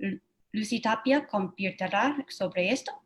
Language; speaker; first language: Spanish; non-native, fluent; English